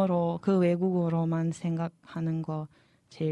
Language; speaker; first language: Korean; non-native, fluent; Serbian